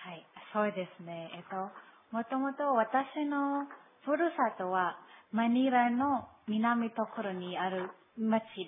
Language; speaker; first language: Japanese; non-native, learner; Filipino